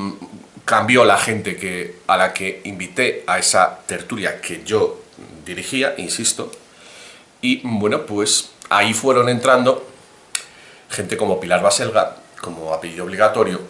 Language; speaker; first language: Spanish; native; Spanish